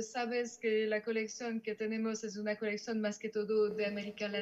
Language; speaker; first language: Spanish; non-native, fluent; French